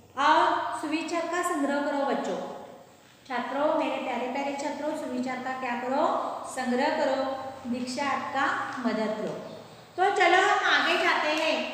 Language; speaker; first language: Hindi; non-native, local second language; Marathi